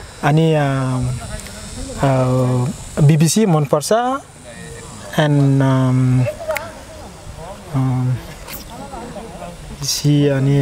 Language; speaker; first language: Nepali; non-native, learner; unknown